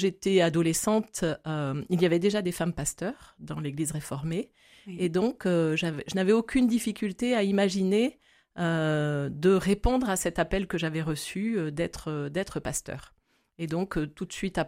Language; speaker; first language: French; native; French